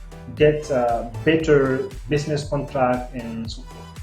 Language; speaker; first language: English; non-native, fluent; French